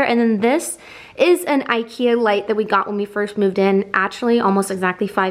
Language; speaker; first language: English; native; English